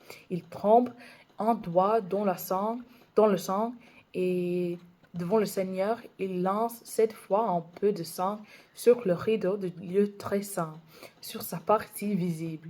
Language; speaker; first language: French; non-native, fluent; English